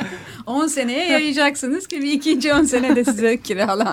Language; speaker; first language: Turkish; native; Turkish